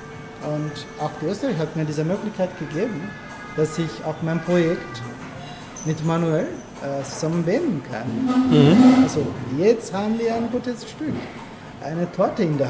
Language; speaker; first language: German; non-native, learner; Turkish